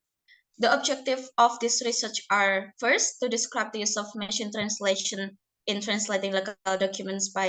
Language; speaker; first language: English; non-native, learner; Indonesian